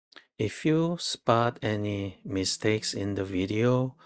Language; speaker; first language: English; non-native, fluent; Korean